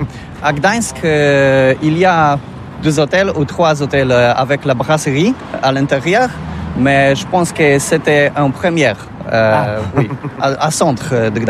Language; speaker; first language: French; non-native, learner; Polish